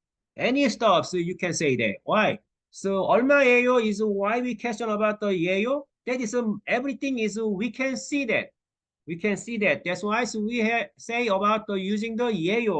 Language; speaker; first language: English; non-native, learner; Korean